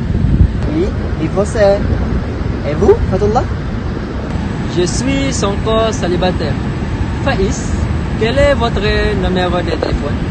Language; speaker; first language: French; non-native, learner; Malay